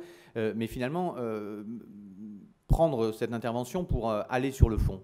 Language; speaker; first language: French; native; French